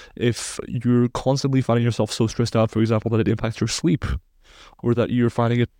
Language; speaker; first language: English; non-native, fluent; German